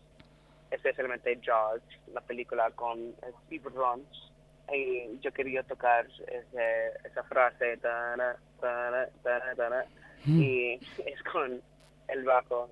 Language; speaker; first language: Spanish; non-native, learner; English